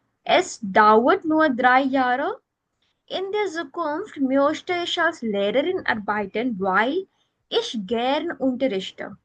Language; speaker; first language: German; non-native, fluent; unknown